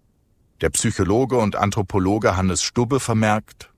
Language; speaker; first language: German; native; German